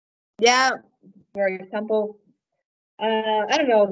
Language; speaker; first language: English; non-native, learner; Spanish